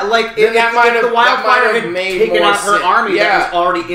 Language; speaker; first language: English; native; English